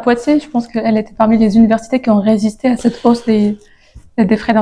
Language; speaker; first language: French; native; French